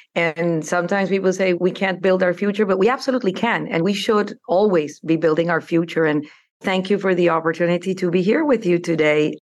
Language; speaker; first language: English; non-native, fluent; Spanish